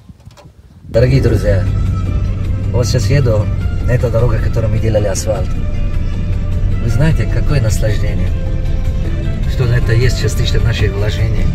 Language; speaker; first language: Russian; non-native, local second language; Tajik